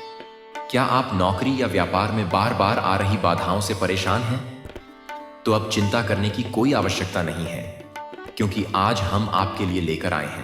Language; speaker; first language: Hindi; native; Hindi